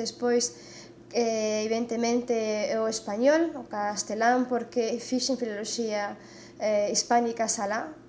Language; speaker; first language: Galician; non-native, fluent; French